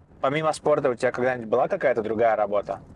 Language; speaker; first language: Russian; native; Russian